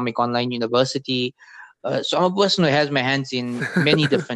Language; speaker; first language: English; native; English